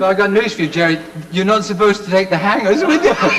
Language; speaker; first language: English; native; English